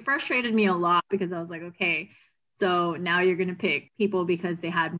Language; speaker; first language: English; non-native, local second language; Filipino